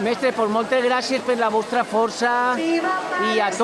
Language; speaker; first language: Spanish; non-native, local second language; Catalan